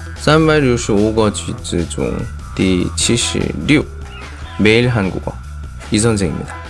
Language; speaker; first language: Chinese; non-native, fluent; Korean